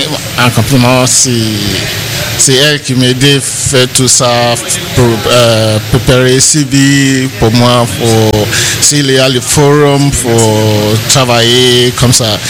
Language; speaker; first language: French; non-native, learner; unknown